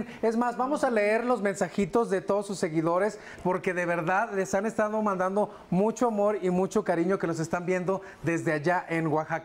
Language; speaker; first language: Spanish; native; Spanish